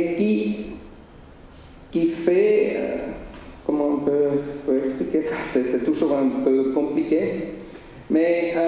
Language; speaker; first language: French; non-native, local second language; Swiss German